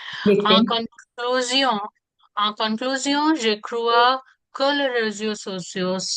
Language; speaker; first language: French; non-native, learner; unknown